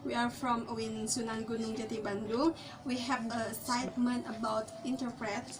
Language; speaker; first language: English; non-native, learner; Indonesian